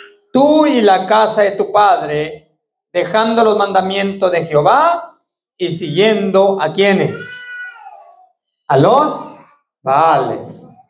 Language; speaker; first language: Spanish; native; Spanish